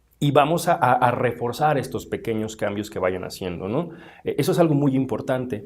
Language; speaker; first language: Spanish; native; Spanish